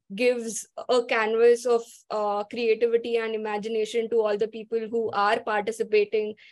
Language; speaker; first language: English; non-native, local second language; Marathi